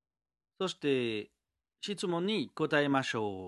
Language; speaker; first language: Japanese; non-native, learner; French